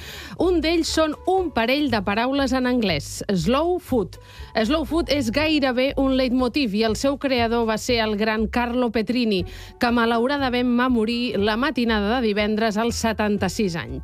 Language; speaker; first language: Catalan; native; Catalan